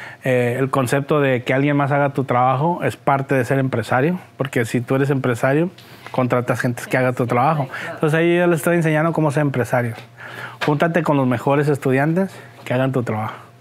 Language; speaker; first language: Spanish; early bilingual, heritage; Spanish